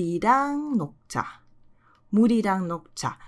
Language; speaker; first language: Korean; non-native, fluent; Portuguese